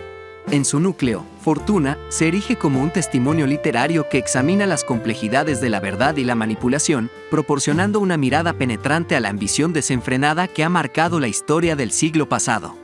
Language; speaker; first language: Spanish; native; Spanish